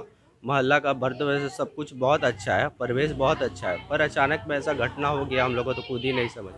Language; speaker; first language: Hindi; non-native, local second language; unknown